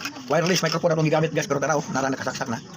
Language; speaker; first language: Cebuano; native; Cebuano